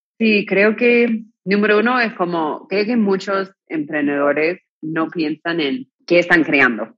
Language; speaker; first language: Spanish; non-native, fluent; English